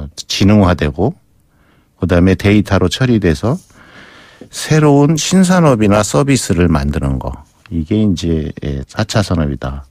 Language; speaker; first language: Korean; native; Korean